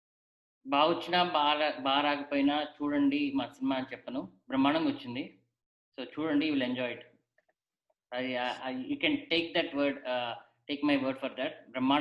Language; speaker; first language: Telugu; native; Telugu